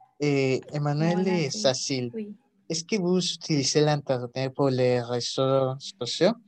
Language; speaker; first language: French; non-native, learner; Spanish